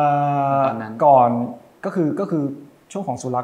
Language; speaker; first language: Thai; native; Thai